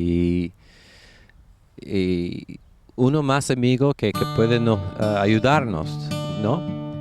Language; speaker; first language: Spanish; non-native, learner; English